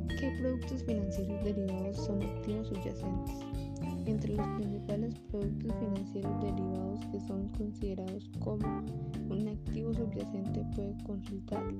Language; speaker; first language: Spanish; native; Spanish